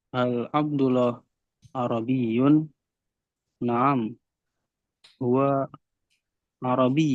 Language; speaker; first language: Arabic; non-native, learner; Indonesian